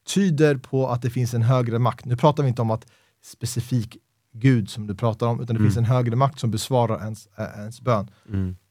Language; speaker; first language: Swedish; native; Swedish